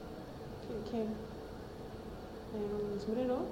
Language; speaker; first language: Spanish; non-native, learner; Swedish